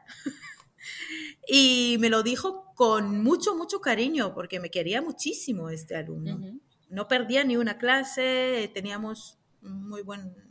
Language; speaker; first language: Spanish; non-native, fluent; Hebrew